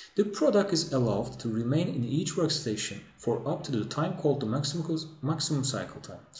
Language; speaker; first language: English; non-native, fluent; Turkish